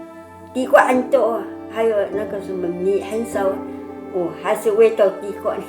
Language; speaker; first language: Chinese; non-native, local second language; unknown